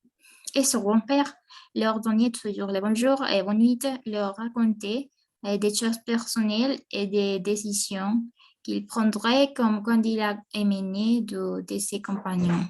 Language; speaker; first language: French; non-native, learner; Spanish